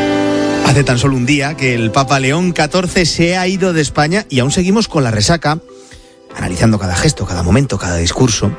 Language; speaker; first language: Spanish; native; Spanish